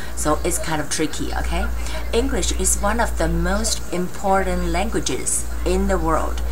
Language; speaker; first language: English; non-native, fluent; Chinese